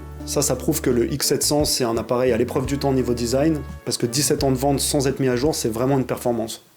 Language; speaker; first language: French; native; French